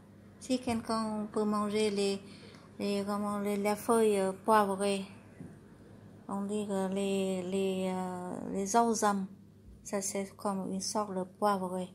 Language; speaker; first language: French; non-native, learner; Vietnamese